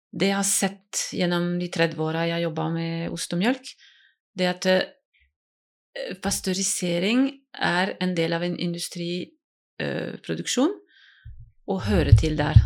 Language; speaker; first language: Norwegian; non-native, fluent; French